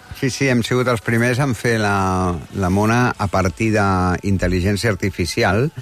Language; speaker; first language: Catalan; native; Catalan